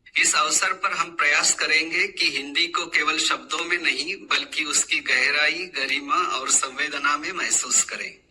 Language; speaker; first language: Hindi; non-native, local second language; Marathi